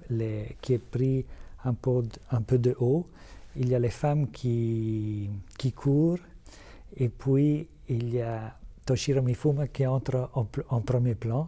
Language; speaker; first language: French; non-native, fluent; Italian